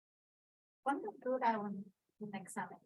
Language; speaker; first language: Spanish; non-native, learner; English